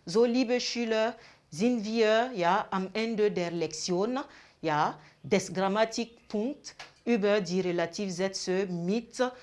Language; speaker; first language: German; non-native, fluent; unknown